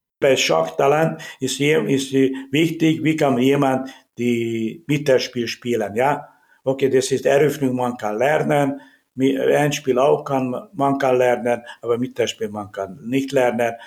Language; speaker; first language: German; non-native, learner; Hungarian